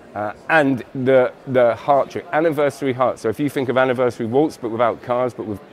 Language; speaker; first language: English; native; English